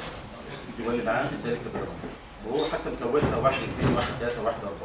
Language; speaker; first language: Arabic; native; Arabic